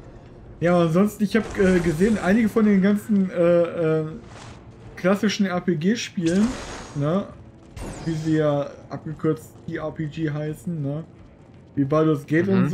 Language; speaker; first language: German; native; German